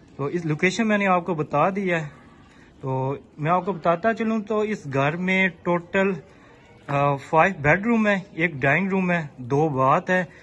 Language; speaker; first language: Urdu; non-native, local second language; Punjabi